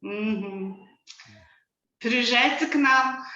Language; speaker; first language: Russian; non-native, fluent; Mongolian